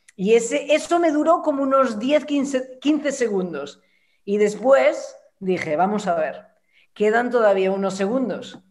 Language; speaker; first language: Spanish; native; Spanish